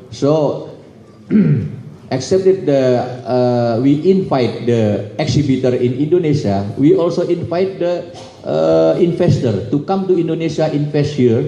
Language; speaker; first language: English; non-native, learner; Indonesian